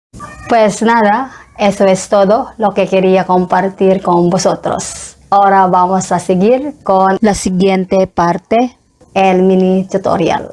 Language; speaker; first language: Spanish; non-native, fluent; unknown